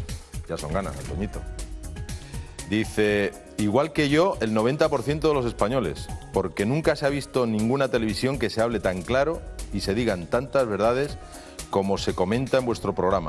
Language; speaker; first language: Spanish; native; Spanish